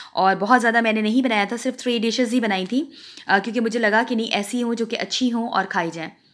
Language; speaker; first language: Urdu; non-native, local second language; Punjabi